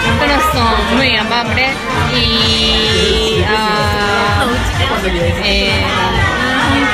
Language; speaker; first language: Spanish; non-native, learner; Japanese